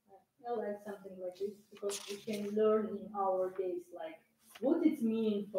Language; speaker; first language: English; non-native, learner; Russian